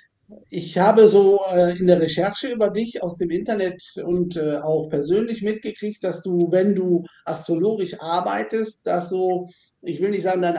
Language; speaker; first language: German; native; German